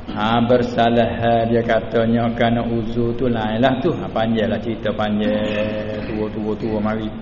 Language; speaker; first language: Malay; native; Malay